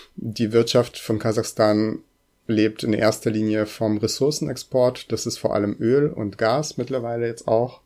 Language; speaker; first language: German; early bilingual, other home language; Russian